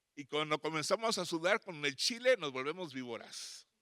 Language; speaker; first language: Spanish; native; Spanish